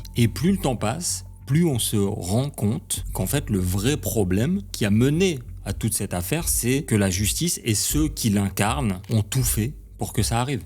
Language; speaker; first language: French; native; French